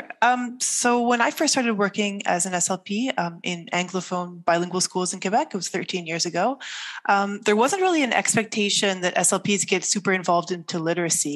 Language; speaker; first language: English; native; English